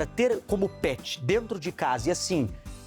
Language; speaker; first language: Portuguese; native; Portuguese